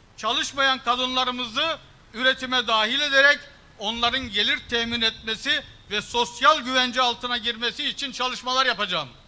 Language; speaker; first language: Turkish; early bilingual, heritage; Turkish